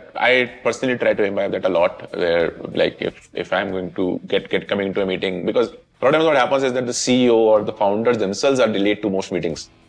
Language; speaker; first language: English; non-native, local second language; Hindi